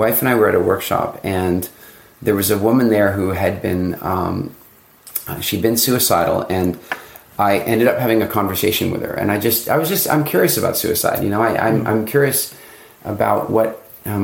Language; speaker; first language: English; native; English